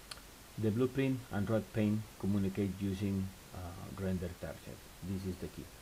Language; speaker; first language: English; non-native, fluent; Spanish